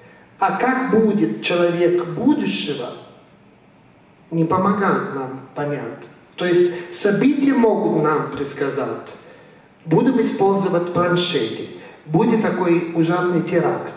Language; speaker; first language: Russian; non-native, fluent; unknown